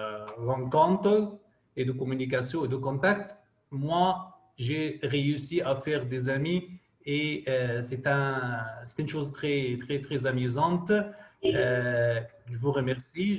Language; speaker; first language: French; non-native, fluent; Arabic